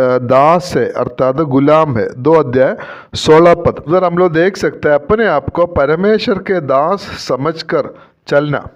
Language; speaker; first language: Hindi; non-native, local second language; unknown